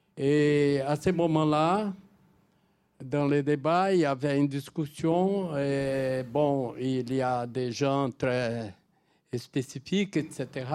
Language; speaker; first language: French; non-native, fluent; Portuguese